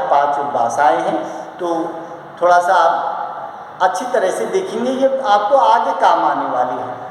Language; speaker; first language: Hindi; native; Hindi